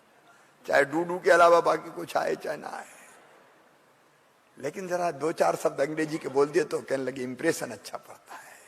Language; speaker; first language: Hindi; native; Hindi